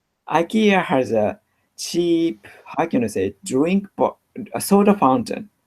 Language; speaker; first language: English; non-native, learner; Japanese